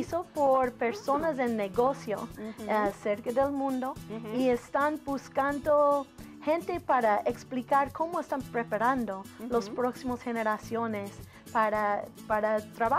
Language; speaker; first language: Spanish; non-native, learner; English